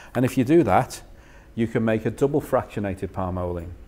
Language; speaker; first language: English; native; English